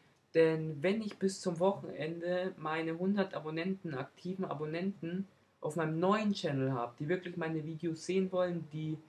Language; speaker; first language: German; native; German